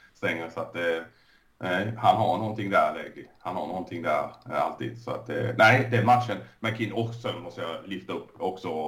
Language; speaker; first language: Swedish; early bilingual, other home language; Persian